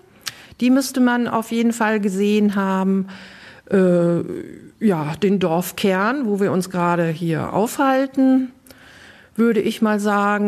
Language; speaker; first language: German; native; German